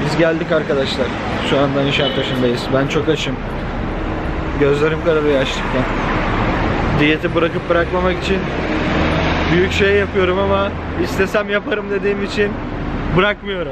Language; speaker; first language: Turkish; native; Turkish